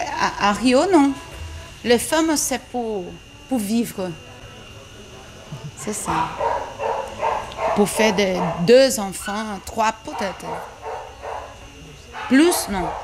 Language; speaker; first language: French; non-native, learner; Portuguese